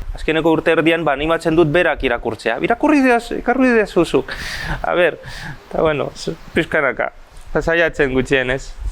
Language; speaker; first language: Basque; early bilingual, other home language; Chinese